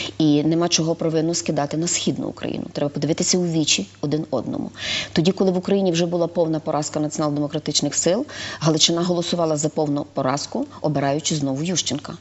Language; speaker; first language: Ukrainian; native; Ukrainian